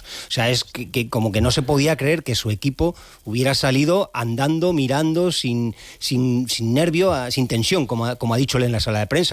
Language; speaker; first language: Spanish; native; Spanish